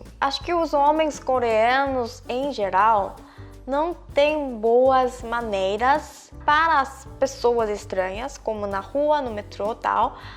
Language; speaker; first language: Portuguese; non-native, fluent; Korean